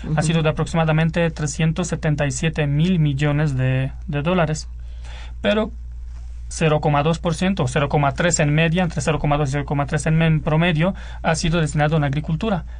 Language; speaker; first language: Spanish; non-native, fluent; Romanian